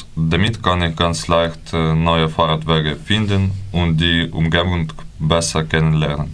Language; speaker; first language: German; non-native, fluent; Ukrainian